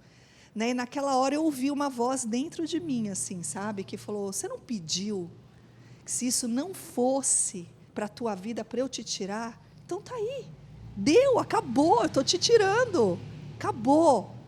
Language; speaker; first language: Portuguese; native; Portuguese